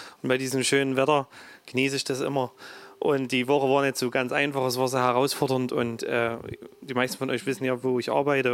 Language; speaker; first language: German; native; German